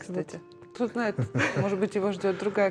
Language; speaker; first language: Russian; native; Russian